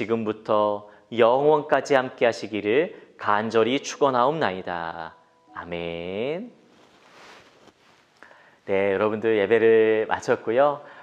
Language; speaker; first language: Korean; native; Korean